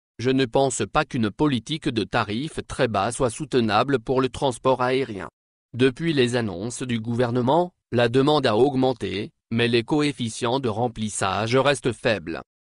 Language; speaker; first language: French; non-native, local second language; Arabic